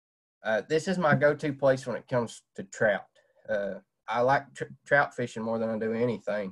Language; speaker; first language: English; native; English